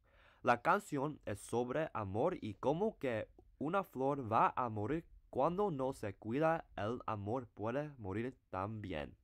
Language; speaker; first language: Spanish; non-native, learner; English